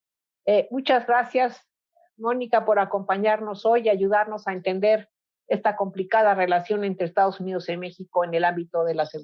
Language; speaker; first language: Spanish; native; Spanish